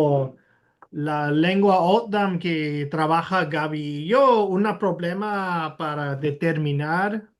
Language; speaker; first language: Spanish; non-native, learner; English